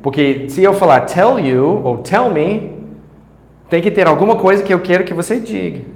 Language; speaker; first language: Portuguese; non-native, fluent; English